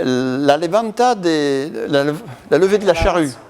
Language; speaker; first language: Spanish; non-native, learner; French